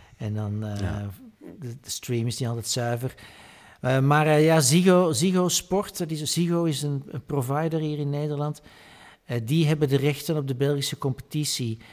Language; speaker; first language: Dutch; native; Dutch